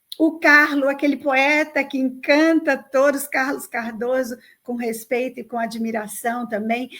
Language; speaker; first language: Portuguese; native; Portuguese